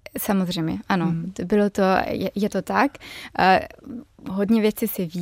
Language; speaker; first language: Czech; early bilingual, heritage; German